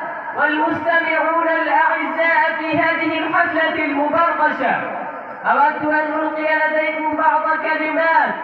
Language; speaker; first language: Arabic; non-native, learner; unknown